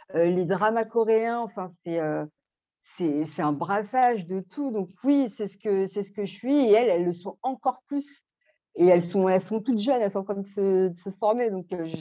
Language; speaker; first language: French; native; French